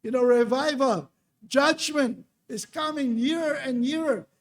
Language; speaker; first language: English; non-native, local second language; Filipino